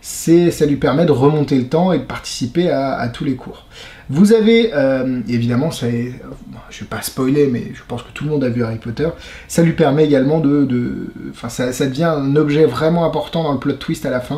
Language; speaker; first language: French; native; French